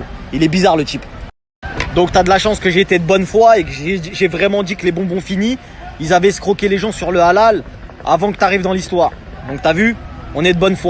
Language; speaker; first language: French; native; French